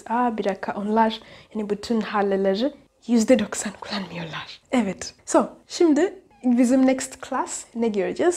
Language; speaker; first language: Turkish; non-native, fluent; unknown